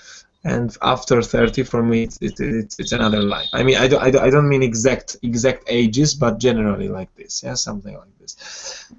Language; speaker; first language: English; non-native, fluent; Georgian